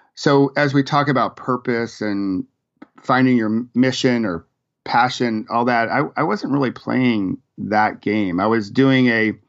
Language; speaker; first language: English; native; English